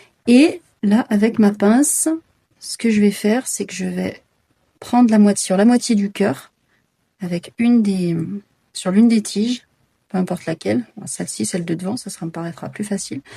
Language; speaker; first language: French; native; French